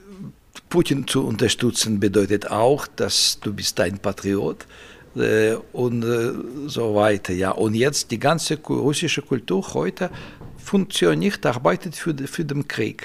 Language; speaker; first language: German; non-native, fluent; Russian